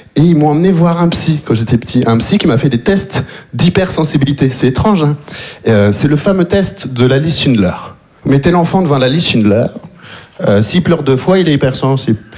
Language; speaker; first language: French; native; French